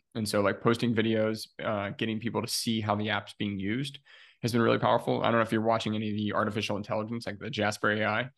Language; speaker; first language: English; native; English